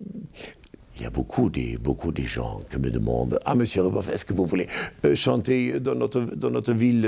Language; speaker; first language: French; non-native, fluent; German